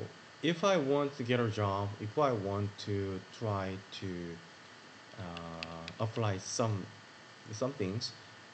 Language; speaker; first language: English; non-native, learner; Korean